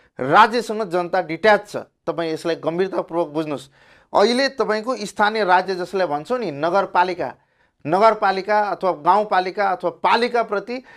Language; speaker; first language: Nepali; non-native, local second language; Maithili